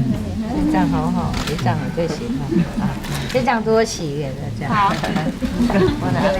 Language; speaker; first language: Chinese; non-native, fluent; Vietnamese